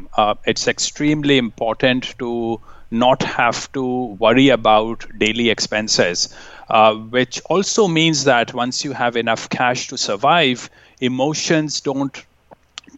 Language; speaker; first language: English; non-native, local second language; Hindi